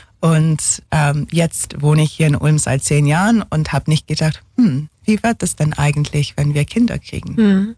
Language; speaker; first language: German; non-native, fluent; English